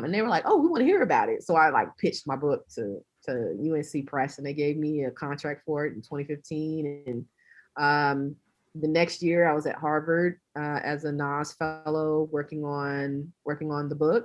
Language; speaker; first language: English; native; English